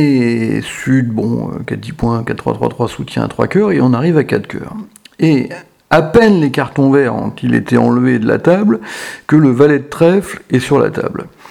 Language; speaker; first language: French; native; French